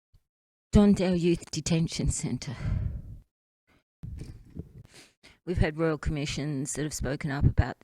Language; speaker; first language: English; native; English